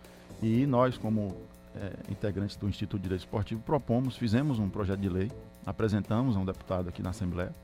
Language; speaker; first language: Portuguese; native; Portuguese